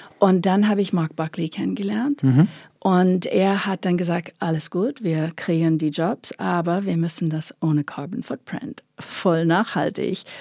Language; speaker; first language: German; non-native, fluent; English